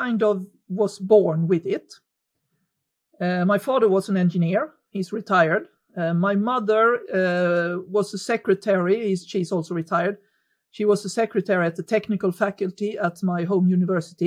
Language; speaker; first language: English; non-native, fluent; Swedish